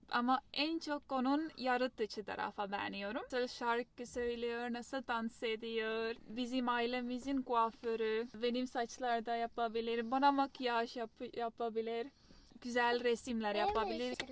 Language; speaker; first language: Turkish; non-native, fluent; Estonian